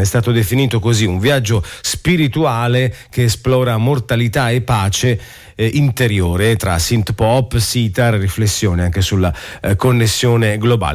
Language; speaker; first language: Italian; native; Italian